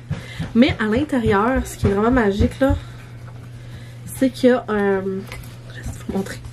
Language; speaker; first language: French; native; French